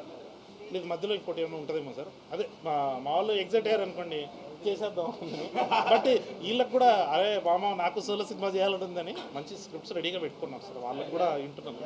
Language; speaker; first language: Telugu; native; Telugu